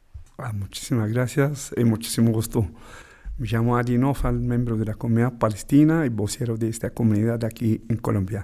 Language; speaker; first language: Spanish; non-native, fluent; Arabic